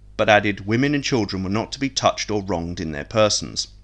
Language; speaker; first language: English; native; English